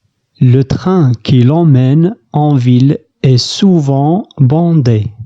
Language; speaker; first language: French; non-native, fluent; Arabic